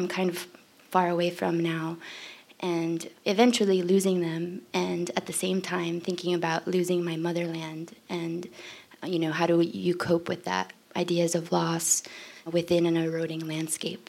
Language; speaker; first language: English; native; English